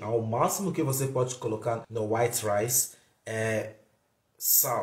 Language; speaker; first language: Portuguese; non-native, fluent; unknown